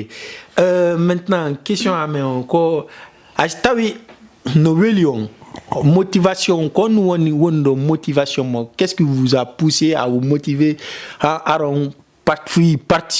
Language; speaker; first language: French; non-native, local second language; Fula